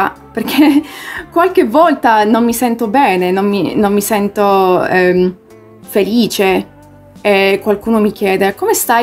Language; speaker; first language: Italian; early bilingual, heritage; English